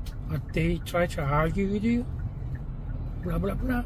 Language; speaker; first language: English; non-native, learner; Korean